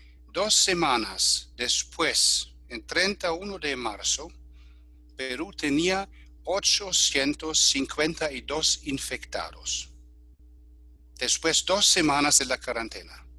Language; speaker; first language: Spanish; non-native, fluent; German